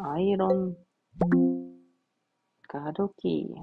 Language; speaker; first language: Japanese; non-native, learner; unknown